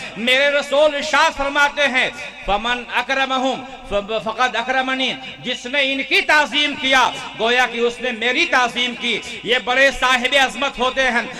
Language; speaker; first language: Urdu; native; Urdu